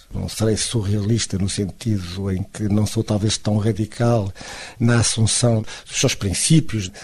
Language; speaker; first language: Portuguese; native; Portuguese